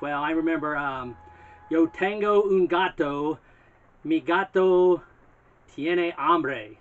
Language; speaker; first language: Spanish; non-native, learner; English